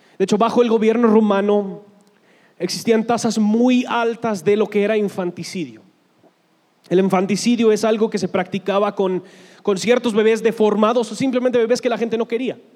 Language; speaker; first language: Spanish; non-native, fluent; English